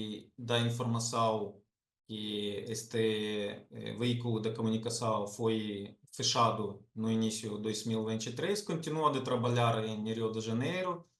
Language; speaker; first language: Portuguese; non-native, fluent; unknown